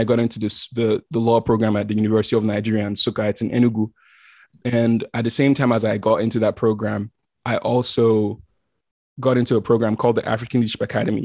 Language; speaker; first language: English; non-native, local second language; Igbo